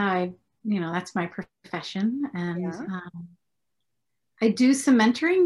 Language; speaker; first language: English; native; English